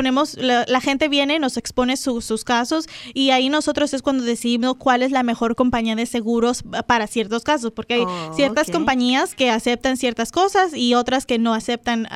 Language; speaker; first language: Spanish; native; Spanish